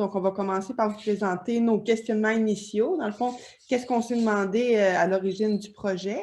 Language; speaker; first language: French; native; French